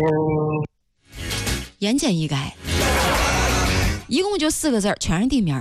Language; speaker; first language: Chinese; native; Chinese